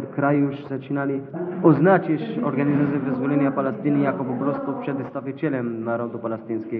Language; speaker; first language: Polish; non-native, fluent; Arabic